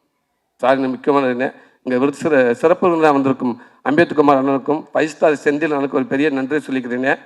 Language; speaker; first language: Tamil; native; Tamil